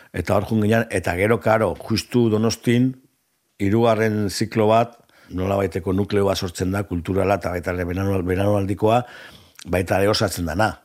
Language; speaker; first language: Basque; native; Basque